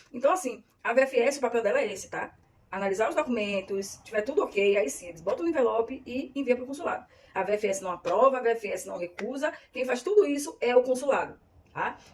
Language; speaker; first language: Portuguese; native; Portuguese